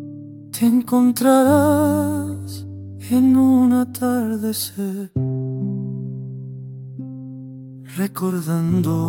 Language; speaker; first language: Spanish; native; Spanish